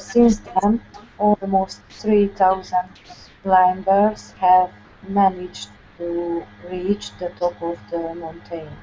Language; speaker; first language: English; non-native, learner; Hungarian